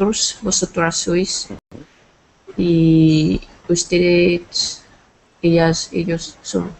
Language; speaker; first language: Spanish; non-native, learner; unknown